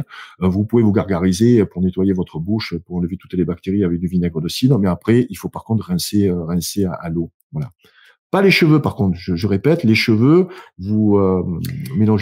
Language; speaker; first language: French; native; French